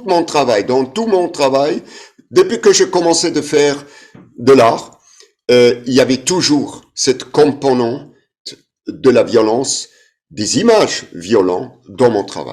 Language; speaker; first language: French; non-native, fluent; German